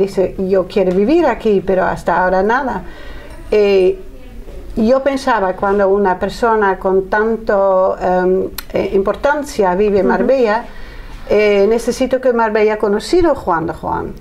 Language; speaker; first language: Spanish; non-native, learner; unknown